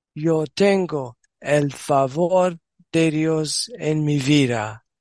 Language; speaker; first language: Spanish; non-native, learner; English